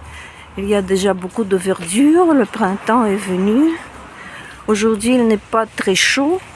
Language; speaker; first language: French; non-native, fluent; Russian